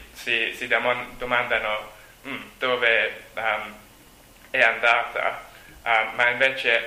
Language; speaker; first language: Italian; non-native, learner; English